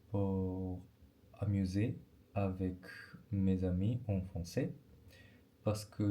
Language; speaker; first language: French; non-native, learner; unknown